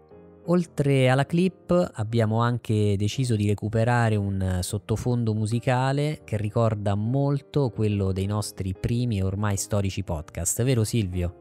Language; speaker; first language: Italian; native; Italian